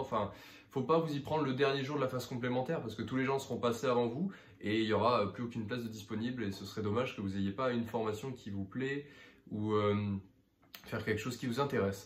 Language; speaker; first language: French; native; French